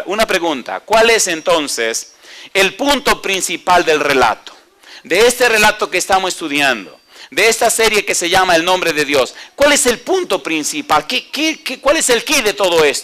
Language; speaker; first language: Spanish; native; Spanish